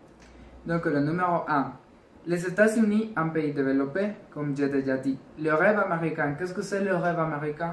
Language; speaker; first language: French; non-native, learner; Spanish